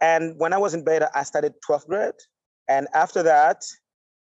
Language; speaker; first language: English; non-native, fluent; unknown